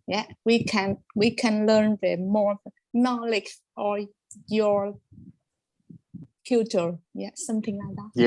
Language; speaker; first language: English; non-native, learner; Vietnamese